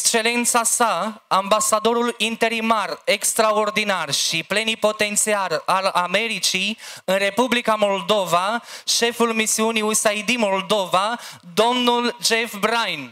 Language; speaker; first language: Romanian; native; Romanian